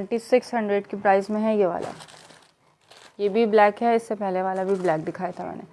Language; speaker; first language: Urdu; native; Urdu